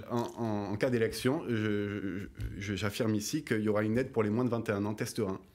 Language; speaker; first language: French; native; French